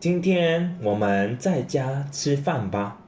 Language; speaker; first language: Chinese; non-native, fluent; English